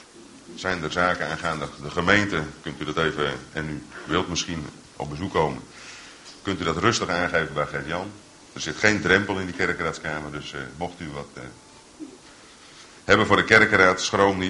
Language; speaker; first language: Dutch; native; Dutch